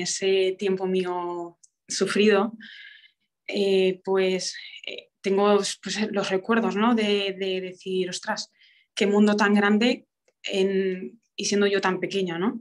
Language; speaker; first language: Spanish; early bilingual, other home language; Romanian